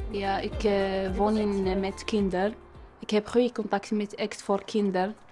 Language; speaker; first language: Dutch; non-native, learner; Arabic